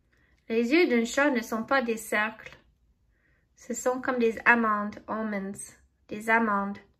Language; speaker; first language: French; non-native, fluent; English